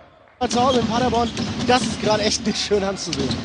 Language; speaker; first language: German; native; German